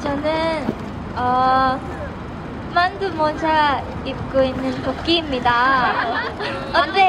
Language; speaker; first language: Korean; non-native, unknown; Filipino